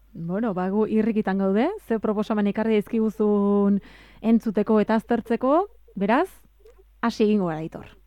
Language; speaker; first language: Basque; native; Basque